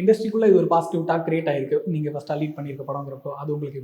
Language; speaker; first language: Tamil; native; Tamil